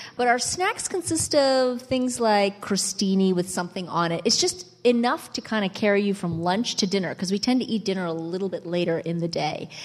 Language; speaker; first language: English; early bilingual, other home language; Italian